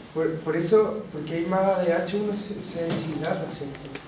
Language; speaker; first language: Spanish; native; Spanish